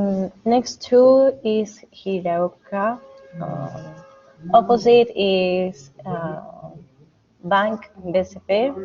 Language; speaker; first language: English; non-native, learner; Spanish